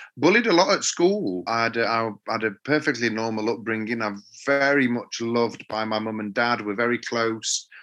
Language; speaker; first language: English; native; English